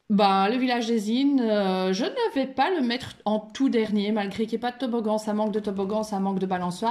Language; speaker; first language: French; native; French